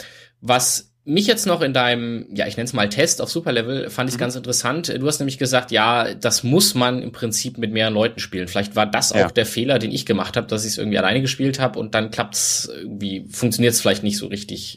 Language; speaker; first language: German; native; German